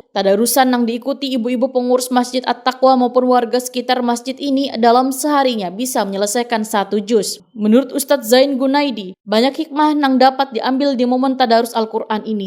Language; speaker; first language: Indonesian; non-native, local second language; Banjar